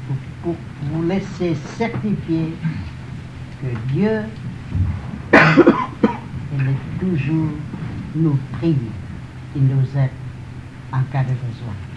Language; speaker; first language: French; non-native, learner; Vietnamese